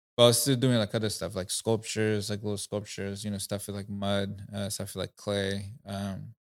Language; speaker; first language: English; non-native, local second language; Kinyarwanda